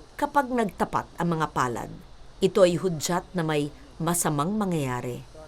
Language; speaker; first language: Filipino; native; Filipino